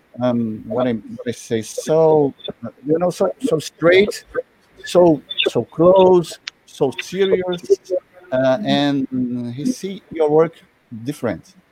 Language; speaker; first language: English; non-native, learner; Portuguese